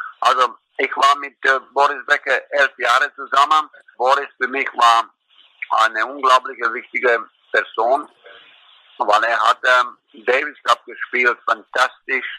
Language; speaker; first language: German; non-native, learner; Croatian